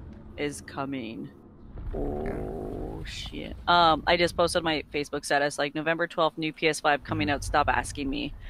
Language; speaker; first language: English; native; English